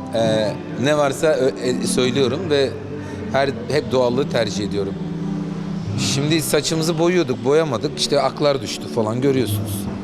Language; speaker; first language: Turkish; native; Turkish